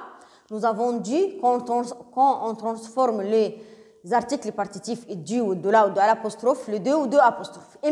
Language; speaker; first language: French; non-native, local second language; Arabic